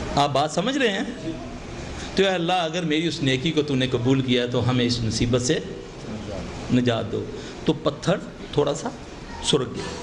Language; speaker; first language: Urdu; non-native, local second language; Punjabi